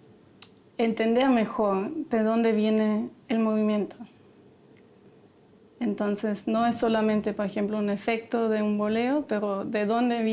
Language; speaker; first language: Spanish; non-native, fluent; German